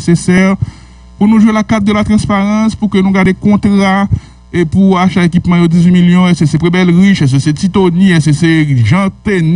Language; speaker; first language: French; non-native, local second language; Haitian Creole